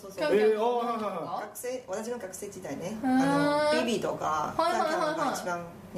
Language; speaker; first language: Japanese; non-native, fluent; Chinese